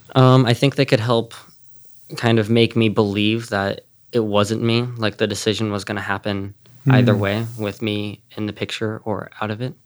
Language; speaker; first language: English; native; English